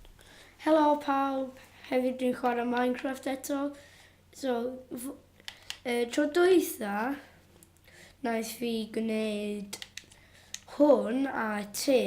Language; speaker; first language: Welsh; non-native, local second language; English